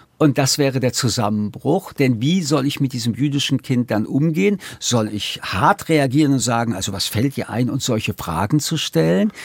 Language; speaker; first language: German; early bilingual, other home language; French